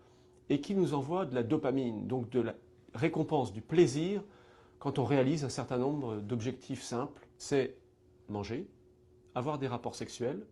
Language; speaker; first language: French; native; French